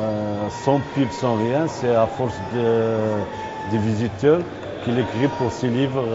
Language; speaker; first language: French; non-native, local second language; Arabic